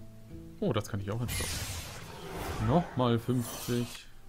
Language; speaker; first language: German; native; German